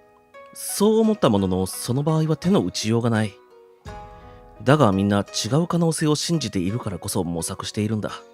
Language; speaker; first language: Japanese; native; Japanese